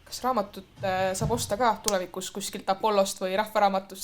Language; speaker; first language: Estonian; native; Estonian